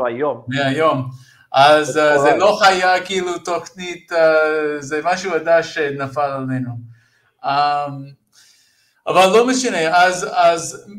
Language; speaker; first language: Hebrew; non-native, fluent; English